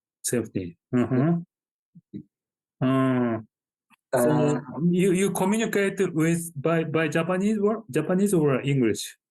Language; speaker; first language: English; non-native, fluent; Japanese